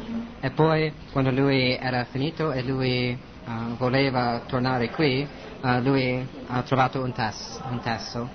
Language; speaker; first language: Italian; non-native, learner; English